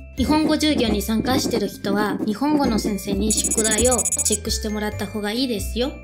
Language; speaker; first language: Japanese; non-native, fluent; Spanish